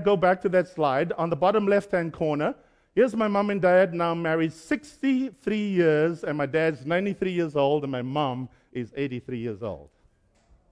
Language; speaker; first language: English; native; English